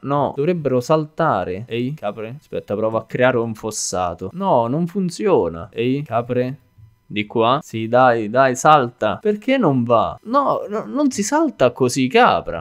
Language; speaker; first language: Italian; native; Italian